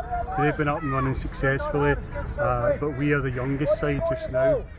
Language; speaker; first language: English; native; English